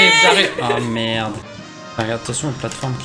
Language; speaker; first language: French; native; French